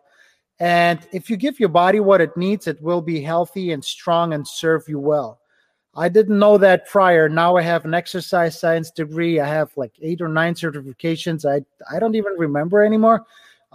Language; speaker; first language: English; non-native, fluent; Ukrainian